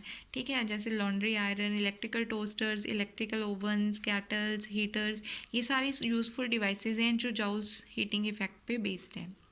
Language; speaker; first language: Hindi; native; Hindi